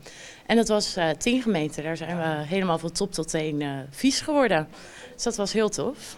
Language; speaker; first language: Dutch; native; Dutch